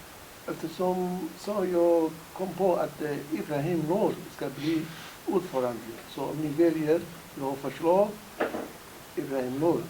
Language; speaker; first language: Swedish; non-native, fluent; Somali